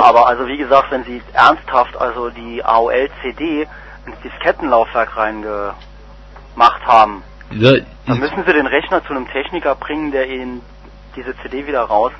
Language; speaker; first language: German; native; German